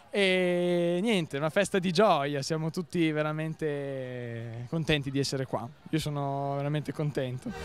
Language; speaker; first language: Italian; non-native, fluent; Portuguese